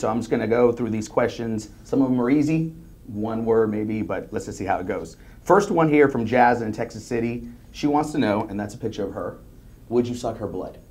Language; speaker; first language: English; native; English